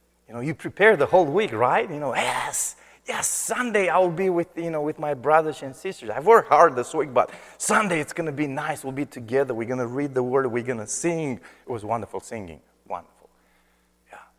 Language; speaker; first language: English; non-native, fluent; Romanian